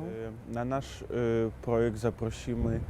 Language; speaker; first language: Polish; non-native, fluent; Ukrainian